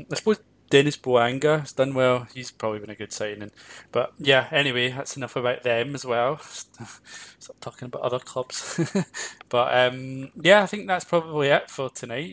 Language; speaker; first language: English; native; English